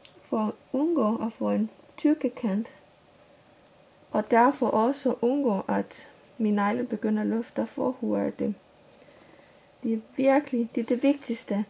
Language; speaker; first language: Danish; non-native, fluent; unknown